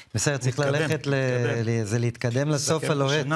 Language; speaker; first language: Hebrew; native; Hebrew